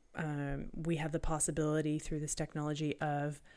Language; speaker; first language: English; native; English